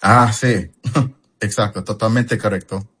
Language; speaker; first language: Spanish; early bilingual, heritage; Spanish